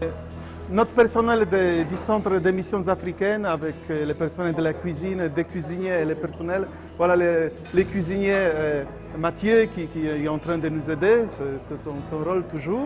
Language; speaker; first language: French; non-native, fluent; Polish